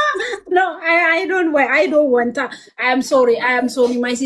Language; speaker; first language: English; non-native, learner; Amharic